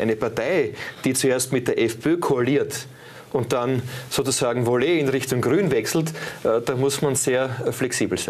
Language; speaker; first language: German; native; German